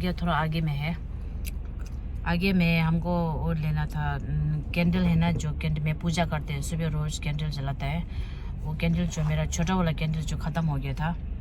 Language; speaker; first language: Hindi; non-native, local second language; Tibetan